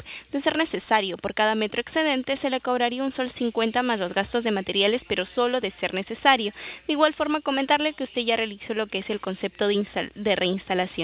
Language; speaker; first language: Spanish; native; Spanish